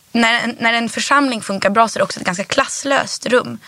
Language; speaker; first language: Swedish; native; Swedish